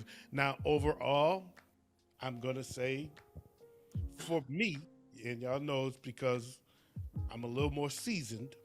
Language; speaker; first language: English; native; English